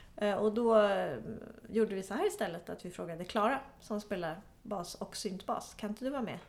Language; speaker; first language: Swedish; native; Swedish